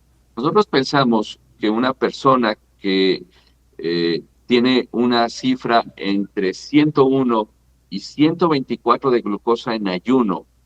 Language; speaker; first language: Spanish; native; Spanish